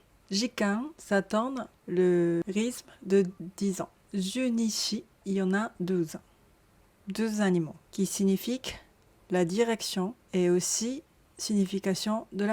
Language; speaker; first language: French; non-native, learner; Japanese